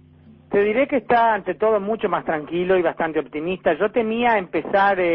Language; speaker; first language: Spanish; native; Spanish